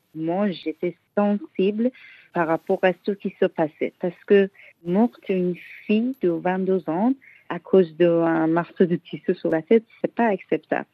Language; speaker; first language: French; non-native, learner; Persian